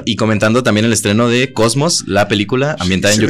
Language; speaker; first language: Spanish; native; Spanish